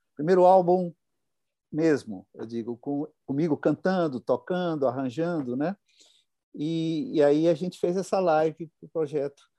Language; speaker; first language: Portuguese; native; Portuguese